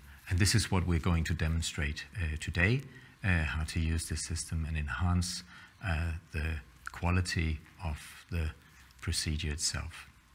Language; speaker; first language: English; non-native, fluent; Danish